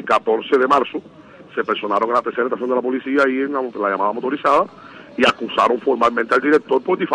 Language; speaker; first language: Spanish; native; Spanish